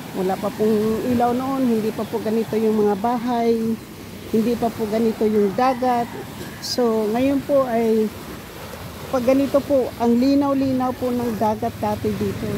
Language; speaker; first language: Filipino; non-native, local second language; Cebuano